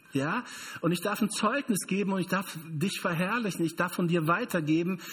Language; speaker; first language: German; non-native, fluent; Portuguese